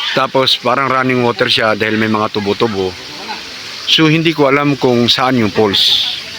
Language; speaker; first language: Filipino; native; Filipino